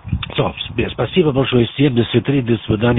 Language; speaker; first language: Russian; non-native, learner; German